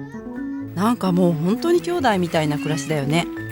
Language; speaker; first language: Japanese; native; Japanese